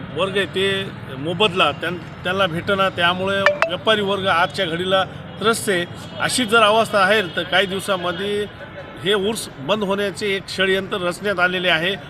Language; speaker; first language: Marathi; native; Marathi